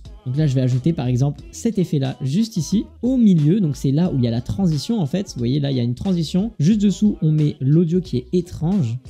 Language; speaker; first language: French; native; French